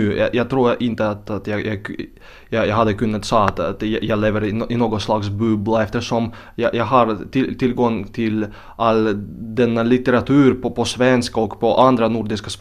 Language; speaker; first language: Swedish; non-native, fluent; Russian